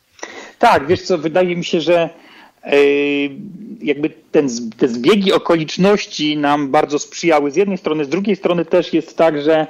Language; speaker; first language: Polish; native; Polish